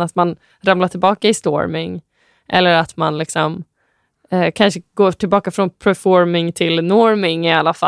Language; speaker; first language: Swedish; native; Swedish